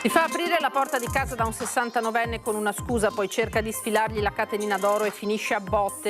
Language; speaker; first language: Italian; native; Italian